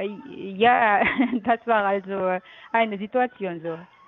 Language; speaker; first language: German; non-native, fluent; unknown